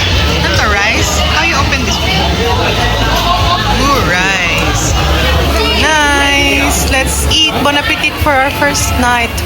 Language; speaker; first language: English; non-native, local second language; Filipino